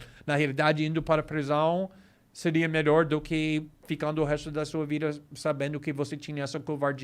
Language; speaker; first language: Portuguese; non-native, fluent; English